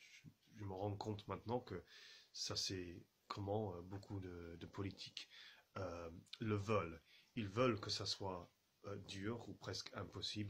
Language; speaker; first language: French; non-native, fluent; English